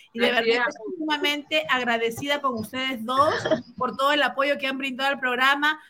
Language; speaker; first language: Spanish; native; Spanish